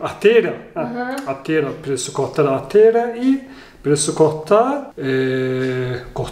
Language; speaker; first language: Portuguese; non-native, learner; Turkish